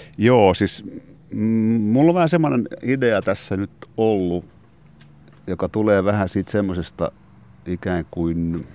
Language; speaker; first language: Finnish; non-native, local second language; Swedish